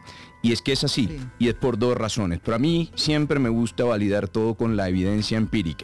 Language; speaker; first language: Spanish; native; Spanish